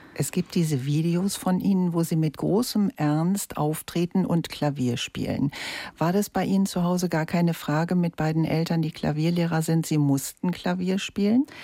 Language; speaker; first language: German; native; German